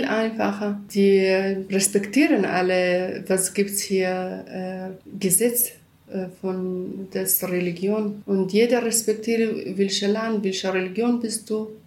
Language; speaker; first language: German; non-native, learner; Kurdish